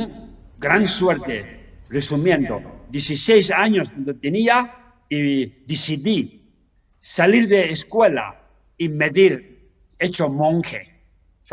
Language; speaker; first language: Spanish; non-native, learner; Tibetan